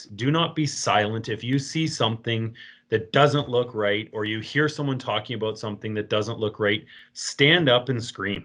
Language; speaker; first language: English; native; English